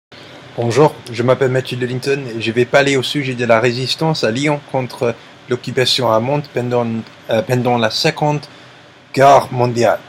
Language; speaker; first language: French; non-native, learner; English